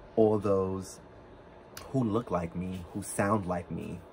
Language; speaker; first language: English; native; English